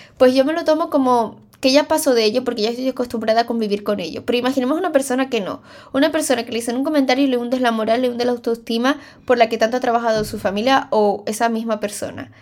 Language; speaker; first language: Spanish; early bilingual, other home language; Chinese